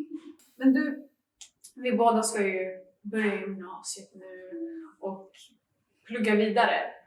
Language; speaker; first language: Swedish; native; Swedish